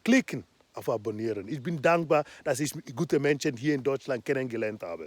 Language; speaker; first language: German; non-native, fluent; Igbo